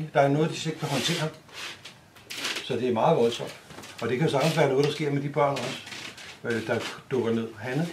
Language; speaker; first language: Danish; native; Danish